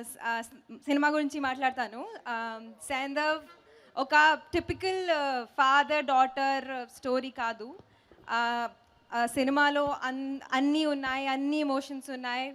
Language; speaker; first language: Telugu; non-native, fluent; Hindi